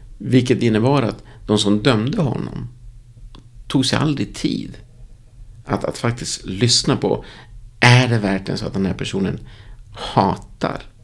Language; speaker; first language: Swedish; early bilingual, other home language; Spanish